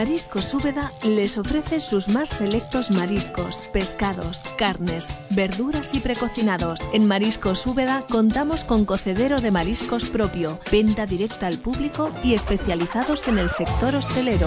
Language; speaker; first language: Spanish; native; Spanish